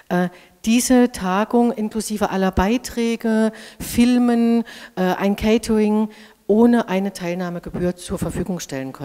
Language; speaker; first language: German; native; German